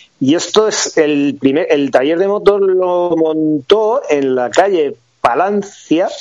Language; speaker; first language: Spanish; native; Spanish